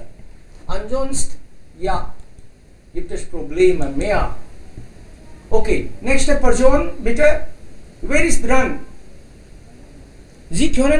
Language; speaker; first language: German; non-native, fluent; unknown